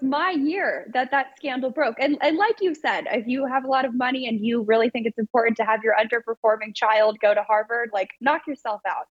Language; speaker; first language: English; native; English